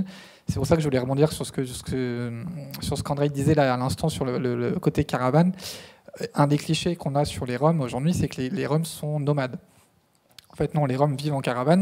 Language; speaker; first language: French; native; French